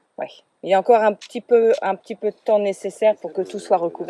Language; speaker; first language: French; native; French